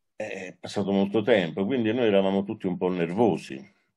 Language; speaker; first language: Italian; native; Italian